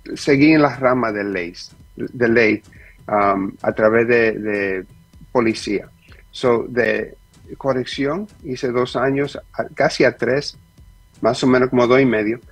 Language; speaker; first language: Spanish; early bilingual, heritage; Spanish